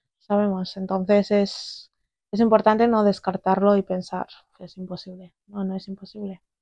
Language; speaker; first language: Spanish; early bilingual, other home language; English